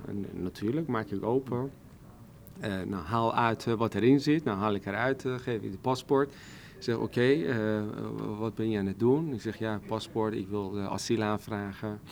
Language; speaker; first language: Dutch; non-native, fluent; Persian